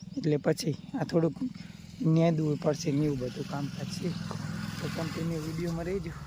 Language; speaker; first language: Gujarati; native; Gujarati